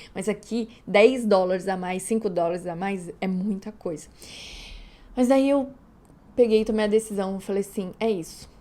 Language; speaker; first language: Portuguese; native; Portuguese